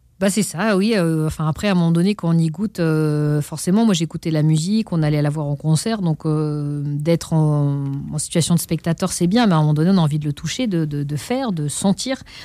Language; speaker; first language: French; native; French